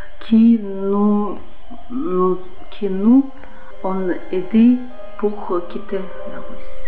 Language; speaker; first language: French; non-native, learner; Russian